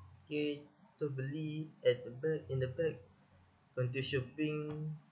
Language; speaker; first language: English; non-native, local second language; Malay